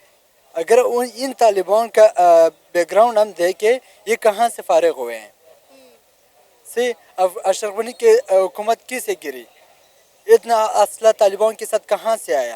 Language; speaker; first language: Hindi; non-native, local second language; Pashto